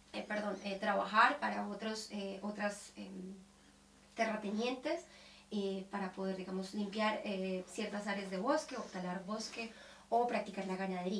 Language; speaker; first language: Spanish; native; Spanish